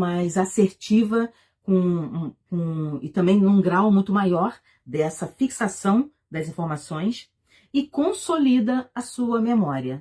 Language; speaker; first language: Portuguese; native; Portuguese